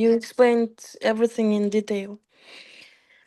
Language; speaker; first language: English; non-native, fluent; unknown